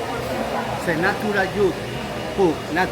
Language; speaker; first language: English; non-native, learner; Spanish